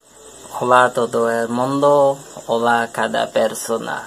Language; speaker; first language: Spanish; non-native, learner; French